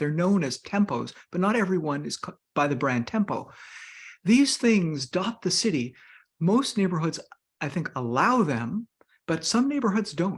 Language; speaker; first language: English; native; English